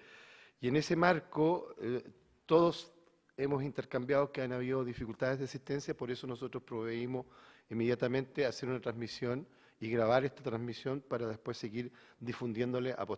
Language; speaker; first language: Spanish; native; Spanish